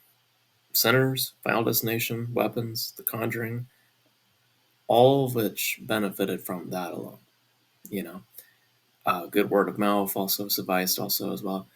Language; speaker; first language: English; native; English